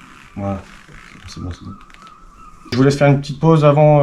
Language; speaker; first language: French; native; French